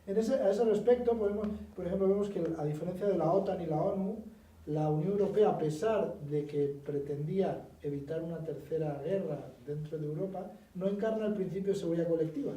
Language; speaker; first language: Spanish; native; Spanish